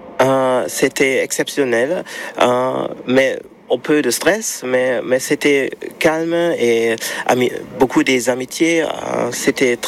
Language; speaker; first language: French; non-native, learner; German